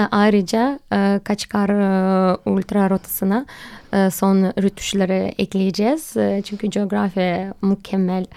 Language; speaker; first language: Turkish; non-native, fluent; Russian